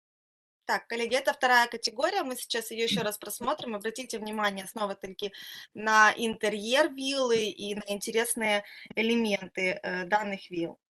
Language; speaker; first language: Russian; native; Russian